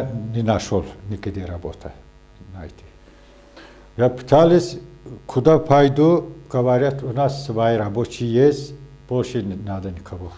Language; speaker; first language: Russian; non-native, learner; Azerbaijani